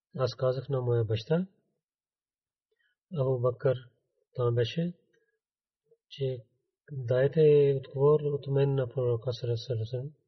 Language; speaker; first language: Bulgarian; non-native, learner; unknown